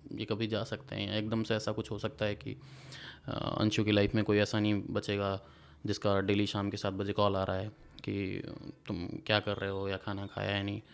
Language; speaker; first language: Hindi; native; Hindi